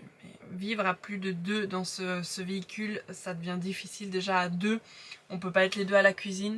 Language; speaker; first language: French; native; French